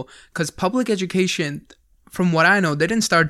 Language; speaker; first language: English; early bilingual, other home language; Punjabi